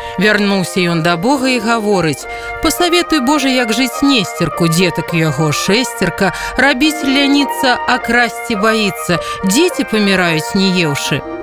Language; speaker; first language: Belarusian; native; Belarusian